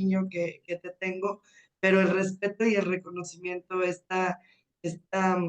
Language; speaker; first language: Spanish; native; Spanish